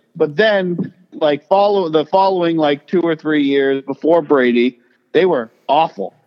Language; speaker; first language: English; native; English